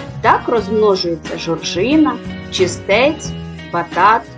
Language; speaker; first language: Ukrainian; native; Ukrainian